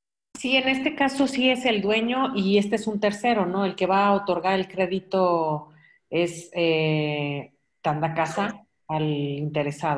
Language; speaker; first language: Spanish; native; Spanish